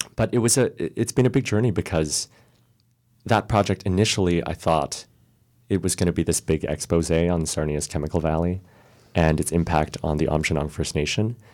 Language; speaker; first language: English; early bilingual, other home language; Cantonese